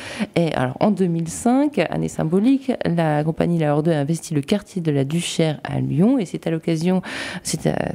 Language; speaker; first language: French; native; French